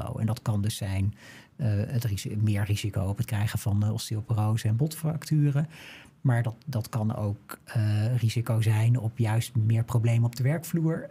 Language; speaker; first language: Dutch; native; Dutch